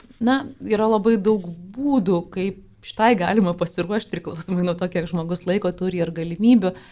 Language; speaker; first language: Lithuanian; native; Lithuanian